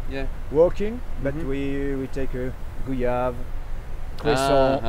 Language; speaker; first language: English; non-native, learner; French